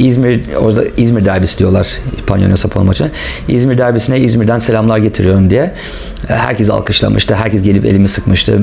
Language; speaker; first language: Turkish; non-native, local second language; English